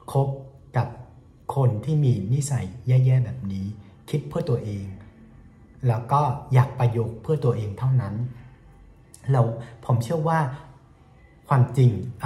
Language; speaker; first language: Thai; non-native, fluent; Vietnamese